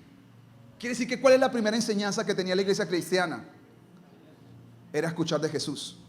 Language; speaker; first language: Spanish; native; Spanish